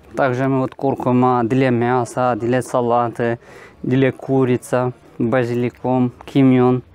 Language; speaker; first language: Russian; non-native, learner; Turkish